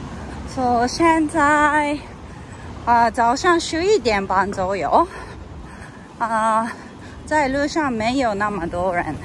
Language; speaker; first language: Chinese; non-native, learner; Japanese